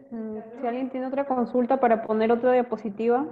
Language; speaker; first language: Spanish; native; Spanish